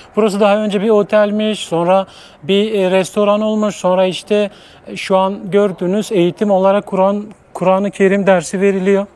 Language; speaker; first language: Turkish; native; Turkish